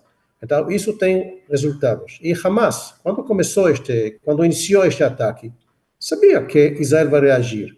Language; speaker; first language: Portuguese; non-native, fluent; Hebrew